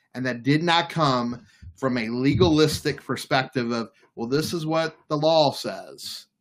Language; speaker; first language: English; native; English